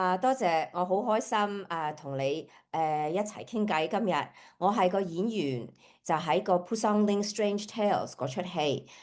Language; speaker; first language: Cantonese; early bilingual, heritage; Cantonese